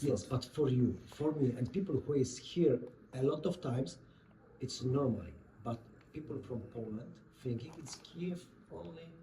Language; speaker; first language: English; non-native, learner; Polish